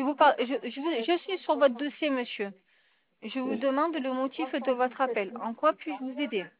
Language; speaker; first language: French; native; French